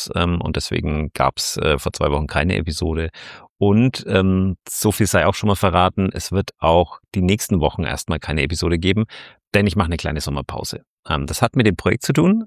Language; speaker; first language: German; native; German